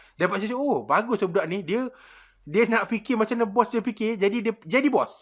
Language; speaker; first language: Malay; native; Malay